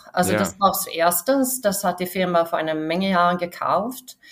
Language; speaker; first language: German; non-native, fluent; Swedish